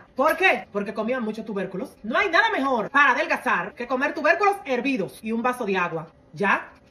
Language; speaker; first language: Spanish; native; Spanish